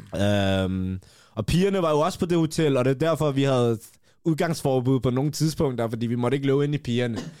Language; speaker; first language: Danish; early bilingual, other home language; Kurdish